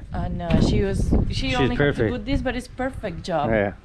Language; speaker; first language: English; non-native, fluent; Croatian